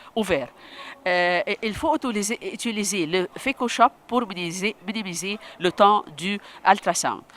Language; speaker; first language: French; non-native, local second language; Arabic